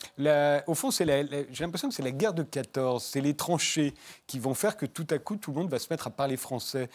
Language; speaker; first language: French; native; French